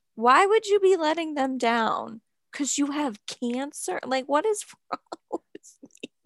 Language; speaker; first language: English; native; English